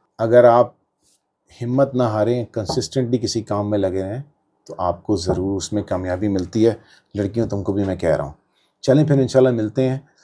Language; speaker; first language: Urdu; native; Urdu